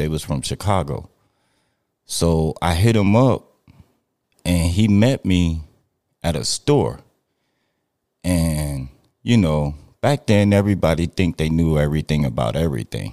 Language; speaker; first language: English; native; English